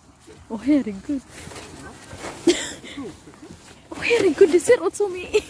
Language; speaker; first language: Swedish; non-native, learner; Cebuano